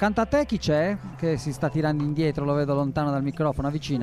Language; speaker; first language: Italian; native; Italian